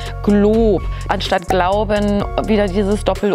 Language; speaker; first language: German; native; German